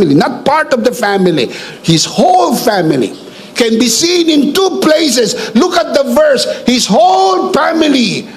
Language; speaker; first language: English; non-native, local second language; Filipino